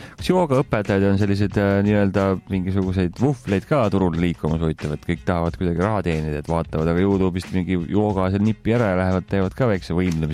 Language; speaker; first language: Estonian; native; Estonian